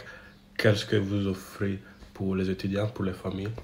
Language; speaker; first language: French; non-native, learner; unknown